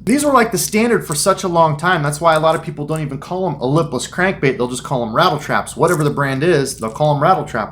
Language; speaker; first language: English; native; English